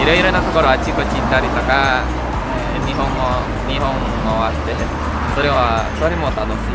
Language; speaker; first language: Japanese; non-native, learner; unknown